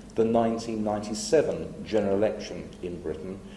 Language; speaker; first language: English; native; English